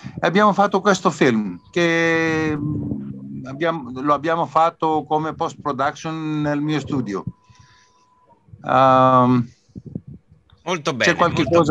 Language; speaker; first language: Italian; non-native, learner; Greek